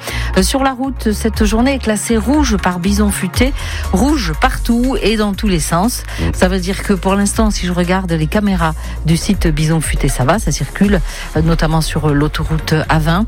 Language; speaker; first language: French; native; French